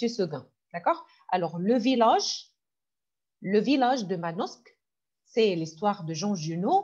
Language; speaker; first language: French; non-native, fluent; Arabic